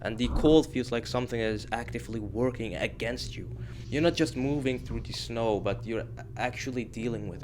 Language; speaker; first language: English; non-native, fluent; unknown